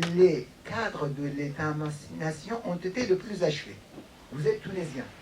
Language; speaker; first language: French; non-native, fluent; Persian